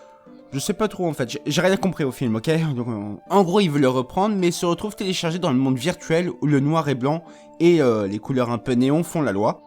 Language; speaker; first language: French; native; French